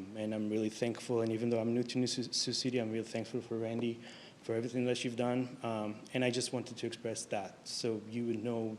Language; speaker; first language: English; non-native, fluent; Hebrew